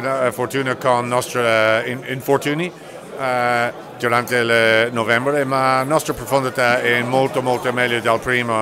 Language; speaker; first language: Italian; non-native, learner; English